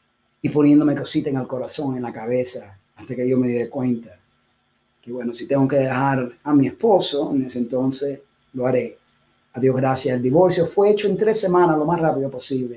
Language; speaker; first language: Spanish; early bilingual, heritage; Spanish